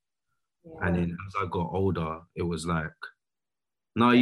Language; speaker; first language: English; native; English